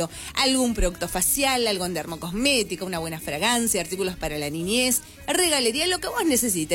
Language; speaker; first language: Spanish; native; Spanish